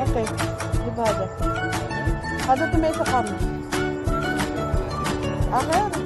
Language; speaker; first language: Arabic; non-native, learner; Filipino